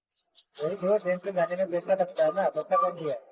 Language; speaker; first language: Hindi; non-native, local second language; Bangla